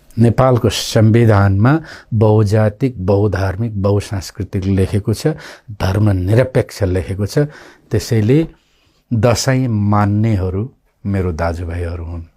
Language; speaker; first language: Nepali; non-native, local second language; Limbu